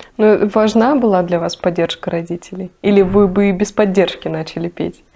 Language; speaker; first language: Russian; native; Russian